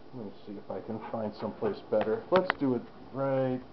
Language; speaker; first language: English; native; English